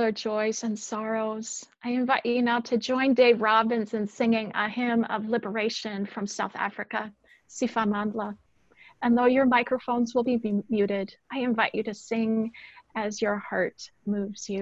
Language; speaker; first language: English; native; English